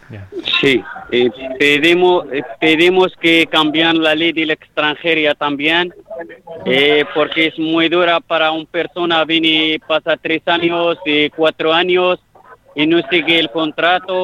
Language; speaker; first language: Spanish; non-native, fluent; Arabic